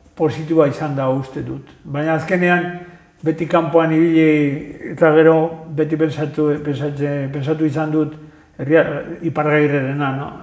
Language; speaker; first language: Basque; non-native, local second language; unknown